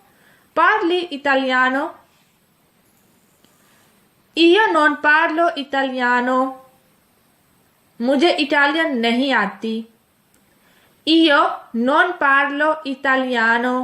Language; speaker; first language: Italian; non-native, fluent; Urdu